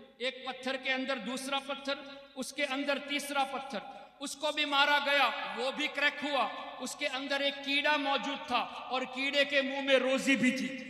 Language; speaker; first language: Urdu; non-native, fluent; Memoni